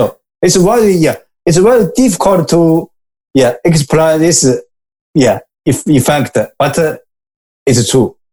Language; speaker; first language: English; non-native, learner; Japanese